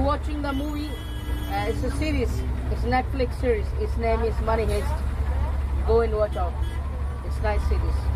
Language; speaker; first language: English; non-native, learner; Hindi